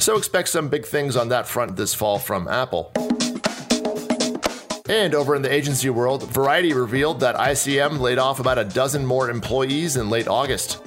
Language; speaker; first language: English; native; English